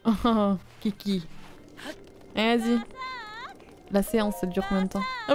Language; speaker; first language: French; native; French